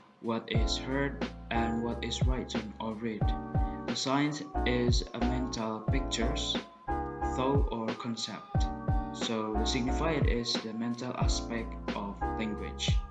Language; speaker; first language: English; non-native, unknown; Indonesian